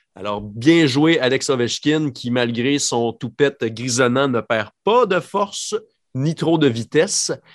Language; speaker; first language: French; native; French